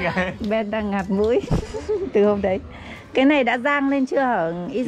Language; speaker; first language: Vietnamese; native; Vietnamese